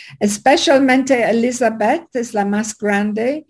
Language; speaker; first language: Spanish; non-native, learner; English